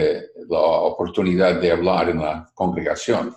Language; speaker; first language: Spanish; non-native, fluent; English